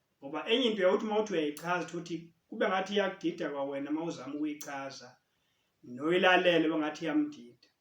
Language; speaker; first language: Zulu; native; Zulu